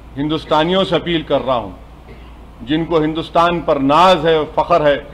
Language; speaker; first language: Urdu; native; Urdu